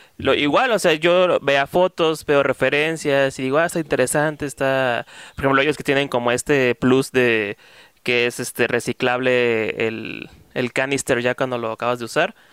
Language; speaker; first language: Spanish; native; Spanish